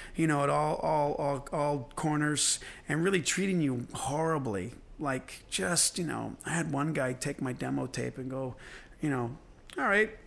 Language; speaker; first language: English; native; English